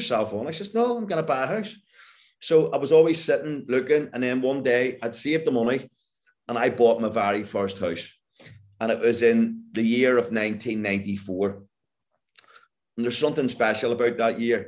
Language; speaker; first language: English; native; English